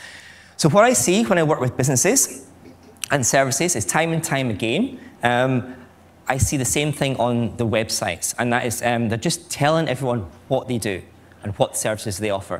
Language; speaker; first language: English; native; English